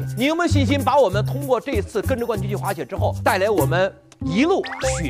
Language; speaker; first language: Chinese; native; Chinese